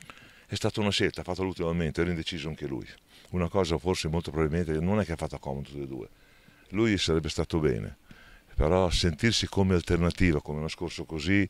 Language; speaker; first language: Italian; native; Italian